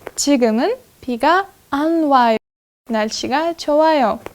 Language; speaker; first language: Korean; non-native, fluent; Kyrgyz